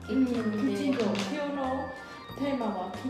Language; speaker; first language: Japanese; non-native, learner; Filipino